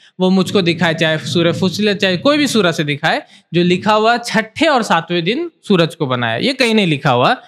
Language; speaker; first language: Hindi; native; Hindi